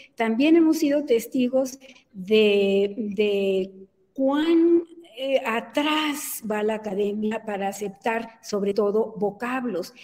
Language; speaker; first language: Spanish; native; Spanish